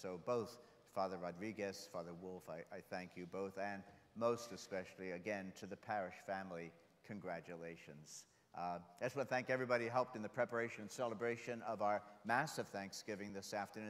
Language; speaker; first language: English; native; English